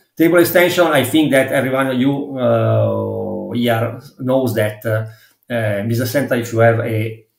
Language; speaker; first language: English; non-native, fluent; Italian